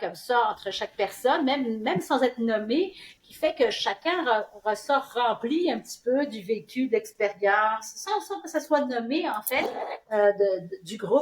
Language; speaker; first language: French; native; French